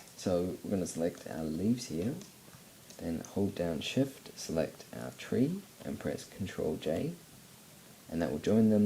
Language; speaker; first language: English; native; English